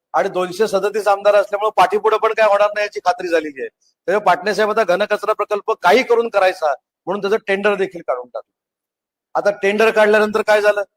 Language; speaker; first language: Marathi; native; Marathi